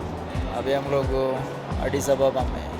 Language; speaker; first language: Hindi; non-native, local second language; Tulu